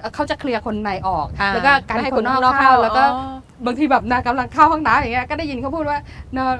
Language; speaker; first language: Thai; native; Thai